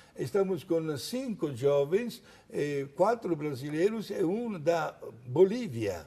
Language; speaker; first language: Portuguese; non-native, fluent; Italian